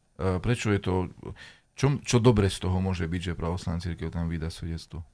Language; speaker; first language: Slovak; native; Slovak